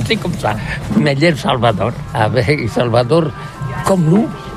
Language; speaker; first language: French; non-native, learner; Catalan